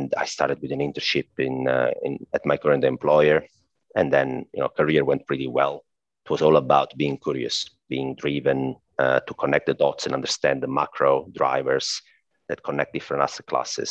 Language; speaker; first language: English; non-native, fluent; Italian